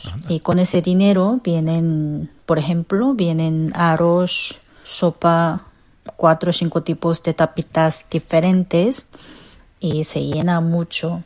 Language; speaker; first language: Spanish; non-native, fluent; Korean